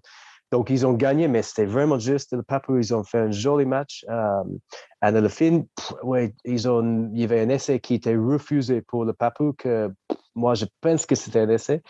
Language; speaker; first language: French; non-native, fluent; English